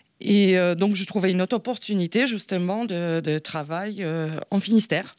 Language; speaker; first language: French; non-native, fluent; Polish